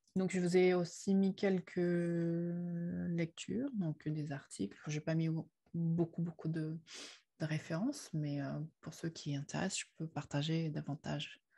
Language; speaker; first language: French; non-native, fluent; Uyghur